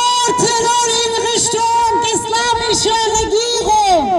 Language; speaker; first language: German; non-native, learner; Persian